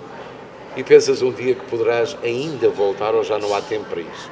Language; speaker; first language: Portuguese; native; Portuguese